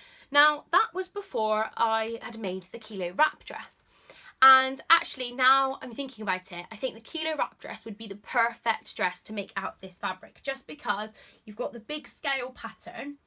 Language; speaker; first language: English; native; English